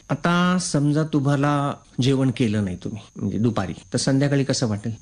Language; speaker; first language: Marathi; native; Marathi